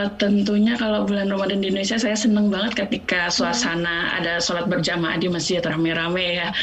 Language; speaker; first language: Indonesian; native; Indonesian